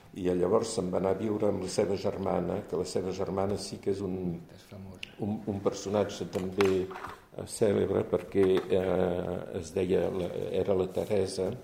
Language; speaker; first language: Catalan; early bilingual, heritage; Catalan